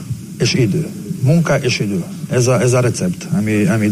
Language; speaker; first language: Hungarian; non-native, learner; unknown